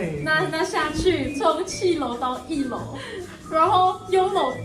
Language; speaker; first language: Chinese; non-native, fluent; Indonesian